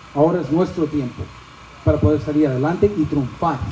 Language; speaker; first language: Spanish; early bilingual, other home language; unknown